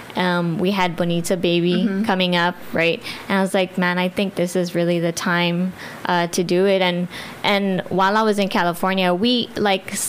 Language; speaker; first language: English; early bilingual, other home language; Filipino